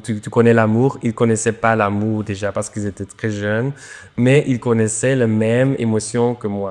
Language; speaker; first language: French; non-native, local second language; Dutch